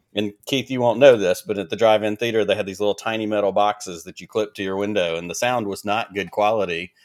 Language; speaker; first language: English; native; English